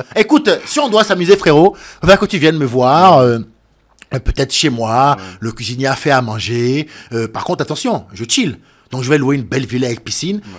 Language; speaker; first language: French; native; French